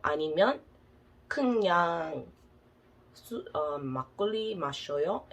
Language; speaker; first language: Korean; non-native, learner; English